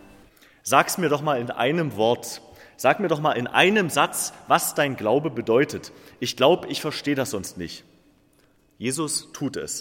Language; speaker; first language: German; native; German